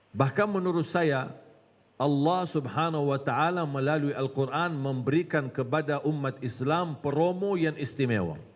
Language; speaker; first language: Malay; non-native, fluent; Arabic